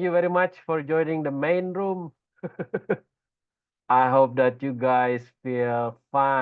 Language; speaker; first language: English; non-native, fluent; Indonesian